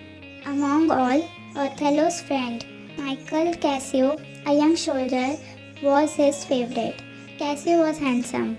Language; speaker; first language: English; non-native, local second language; Hindi